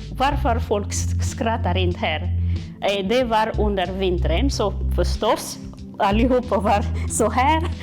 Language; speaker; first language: Swedish; non-native, learner; Malagasy